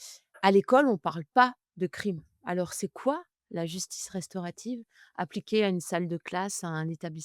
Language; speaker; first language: French; native; French